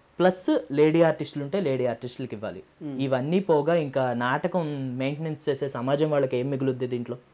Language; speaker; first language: Telugu; native; Telugu